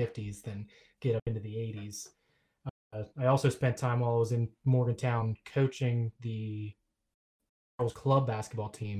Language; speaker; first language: English; native; English